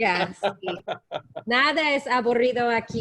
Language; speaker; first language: Spanish; non-native, learner; English